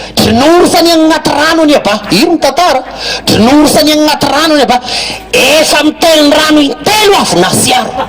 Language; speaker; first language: Malagasy; native; Malagasy